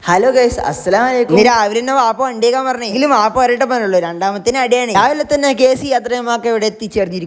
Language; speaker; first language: Malayalam; native; Malayalam